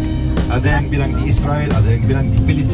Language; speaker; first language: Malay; non-native, fluent; Turkish